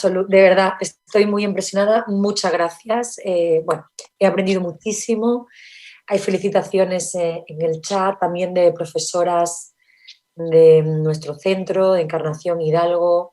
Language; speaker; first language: Spanish; native; Spanish